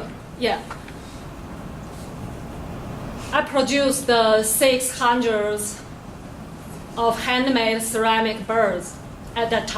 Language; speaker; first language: English; non-native, learner; Chinese